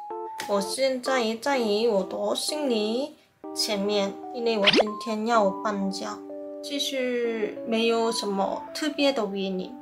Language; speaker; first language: Chinese; non-native, fluent; Korean